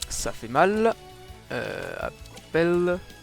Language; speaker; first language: French; native; French